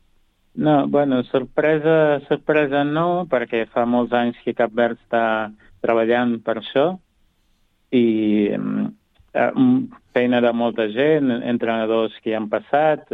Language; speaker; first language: Catalan; non-native, fluent; Kabuverdianu